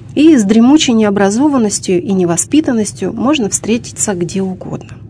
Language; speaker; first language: Russian; native; Russian